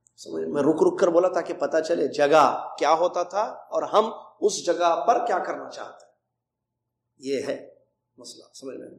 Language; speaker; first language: Urdu; native; Urdu